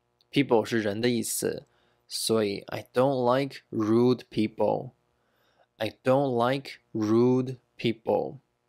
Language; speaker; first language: English; non-native, fluent; Chinese